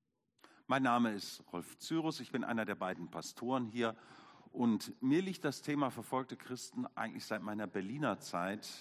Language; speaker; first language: German; native; German